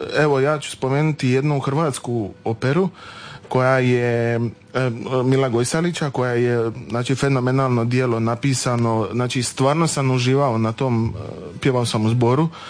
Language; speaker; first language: Serbian; native; Serbian